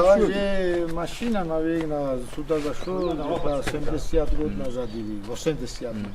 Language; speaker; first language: Russian; non-native, local second language; Svan